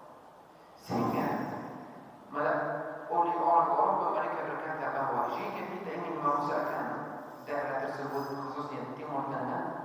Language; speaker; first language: Indonesian; non-native, fluent; Arabic